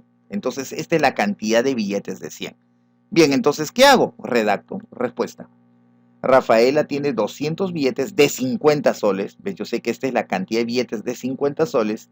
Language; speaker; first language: Spanish; native; Spanish